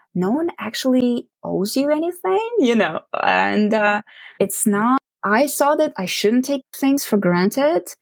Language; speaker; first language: English; non-native, fluent; Ukrainian